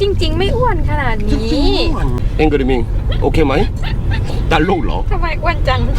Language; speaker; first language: Thai; non-native, learner; Korean